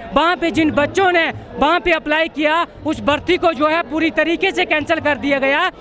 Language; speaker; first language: Hindi; native; Hindi